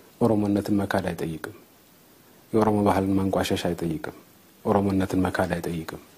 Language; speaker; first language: Amharic; non-native, local second language; Tigrinya